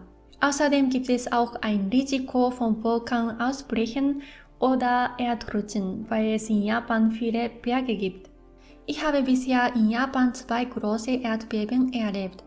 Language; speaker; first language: German; non-native, fluent; Japanese